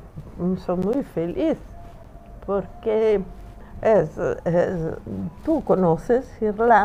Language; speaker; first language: Spanish; non-native, fluent; Italian